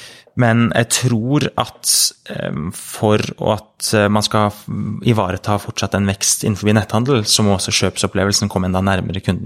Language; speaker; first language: Norwegian; native; Norwegian